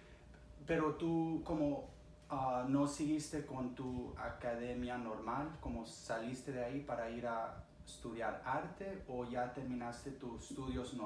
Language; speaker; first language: Spanish; early bilingual, other home language; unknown